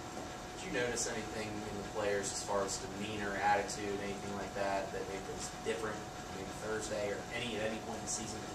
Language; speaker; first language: English; native; English